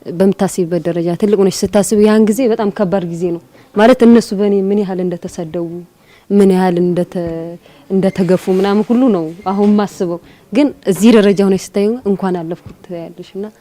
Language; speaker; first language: Amharic; native; Amharic